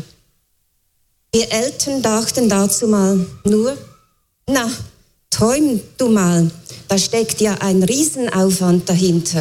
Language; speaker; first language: German; native; German